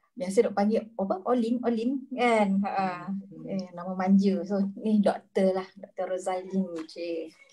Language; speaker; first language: Malay; native; Malay